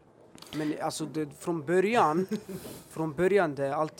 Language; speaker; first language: Swedish; early bilingual, other home language; Albanian